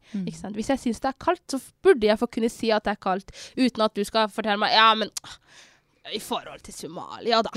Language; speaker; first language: Norwegian; early bilingual, other home language; Somali